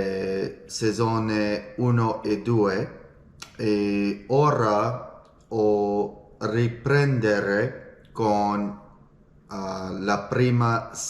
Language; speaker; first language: Italian; non-native, learner; English